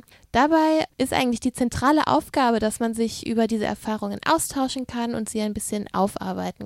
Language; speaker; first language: German; native; German